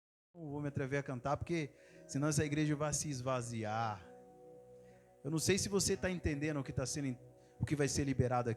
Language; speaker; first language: Portuguese; native; Portuguese